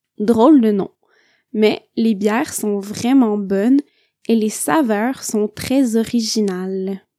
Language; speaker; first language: French; native; French